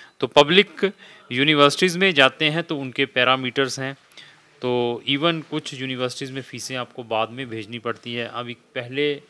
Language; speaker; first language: Hindi; non-native, local second language; Punjabi